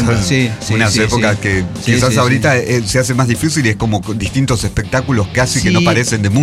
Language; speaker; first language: Spanish; native; Spanish